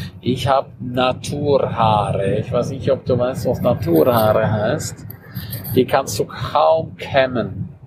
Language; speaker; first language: German; non-native, local second language; Romansh